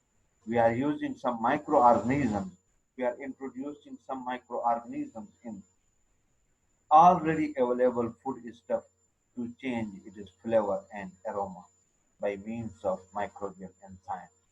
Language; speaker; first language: English; non-native, local second language; Urdu